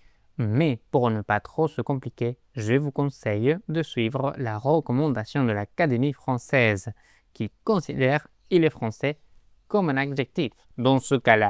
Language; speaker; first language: French; non-native, fluent; Spanish